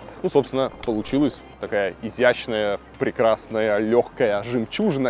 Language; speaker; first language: Russian; native; Russian